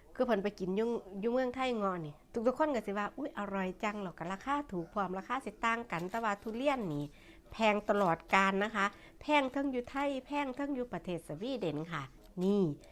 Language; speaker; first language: Thai; native; Thai